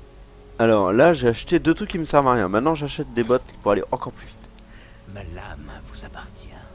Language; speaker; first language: French; native; French